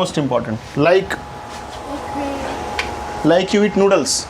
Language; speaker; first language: English; non-native, local second language; Hindi